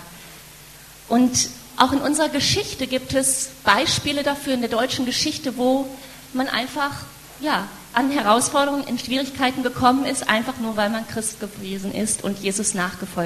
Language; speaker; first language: German; native; German